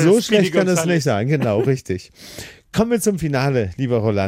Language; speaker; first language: German; native; German